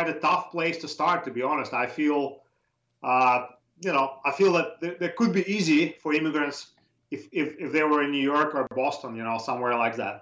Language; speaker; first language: English; non-native, fluent; Russian